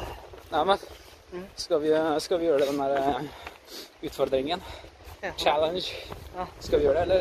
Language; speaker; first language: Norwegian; non-native, learner; Persian